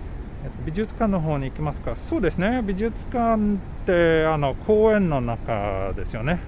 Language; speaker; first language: Japanese; non-native, learner; Swedish